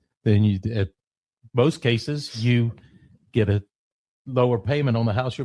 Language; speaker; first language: English; native; English